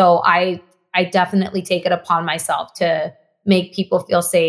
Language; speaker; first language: English; non-native, fluent; Spanish